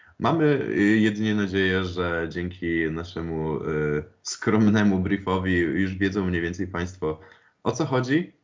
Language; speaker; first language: Polish; native; Polish